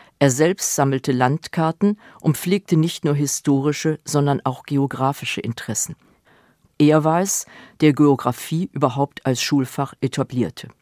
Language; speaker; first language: German; native; German